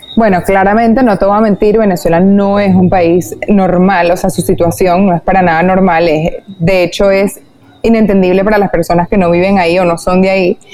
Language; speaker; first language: Spanish; native; Spanish